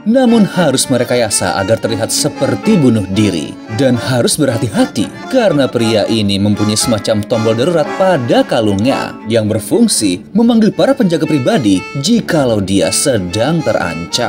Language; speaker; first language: Indonesian; native; Indonesian